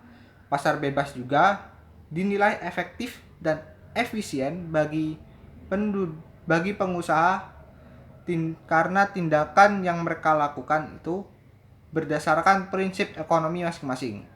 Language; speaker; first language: Indonesian; native; Indonesian